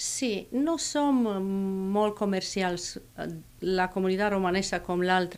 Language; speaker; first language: Catalan; non-native, fluent; Romanian